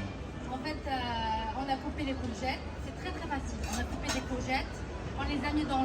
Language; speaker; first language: French; non-native, local second language; Arabic